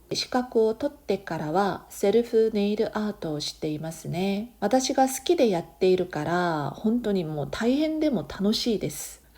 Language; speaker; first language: Japanese; non-native, fluent; Korean